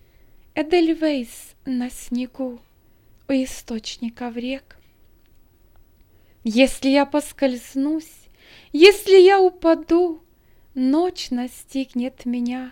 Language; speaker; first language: Russian; native; Russian